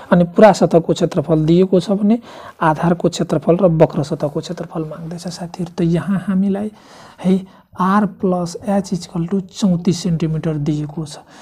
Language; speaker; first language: Nepali; non-native, local second language; Maithili